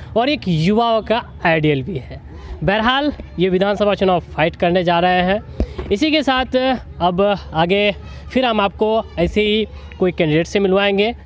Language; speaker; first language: Hindi; native; Hindi